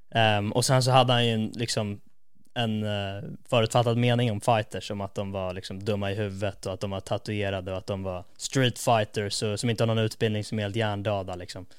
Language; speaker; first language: Swedish; native; Swedish